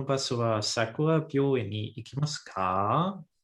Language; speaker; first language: Japanese; non-native, fluent; English